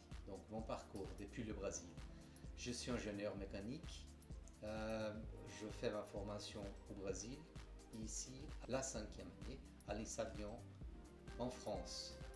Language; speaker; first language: French; non-native, fluent; Portuguese